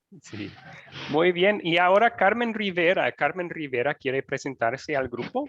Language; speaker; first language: Spanish; non-native, fluent; English